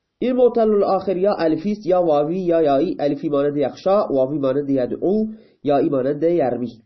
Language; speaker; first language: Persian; non-native, local second language; Baluchi